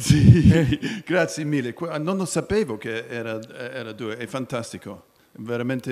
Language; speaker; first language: Italian; non-native, learner; English